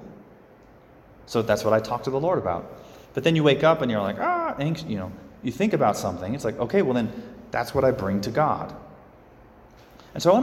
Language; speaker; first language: English; native; English